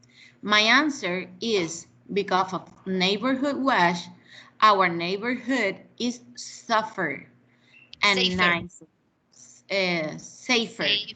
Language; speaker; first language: English; non-native, learner; Spanish